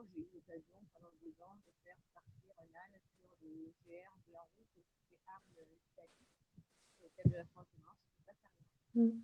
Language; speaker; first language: French; native; French